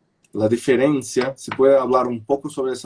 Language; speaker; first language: Spanish; non-native, fluent; Portuguese